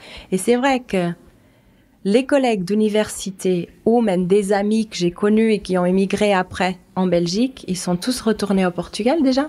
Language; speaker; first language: French; non-native, fluent; Portuguese